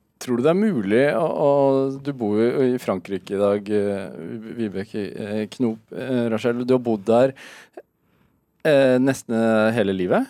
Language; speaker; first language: Norwegian; native; Norwegian